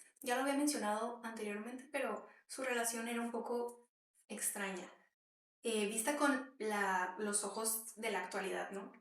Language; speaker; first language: Spanish; native; Spanish